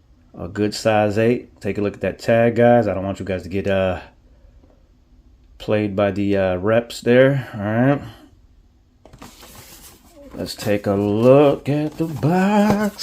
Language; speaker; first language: English; native; English